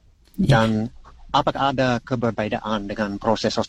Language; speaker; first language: Indonesian; non-native, learner; English